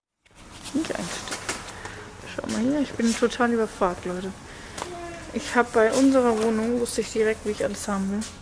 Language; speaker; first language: German; native; German